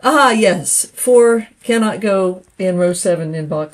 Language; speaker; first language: English; native; English